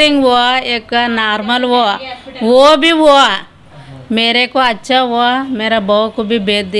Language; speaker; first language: Hindi; non-native, local second language; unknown